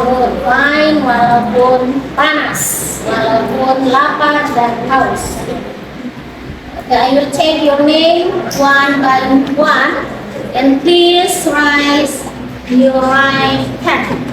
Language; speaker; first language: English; non-native, learner; Indonesian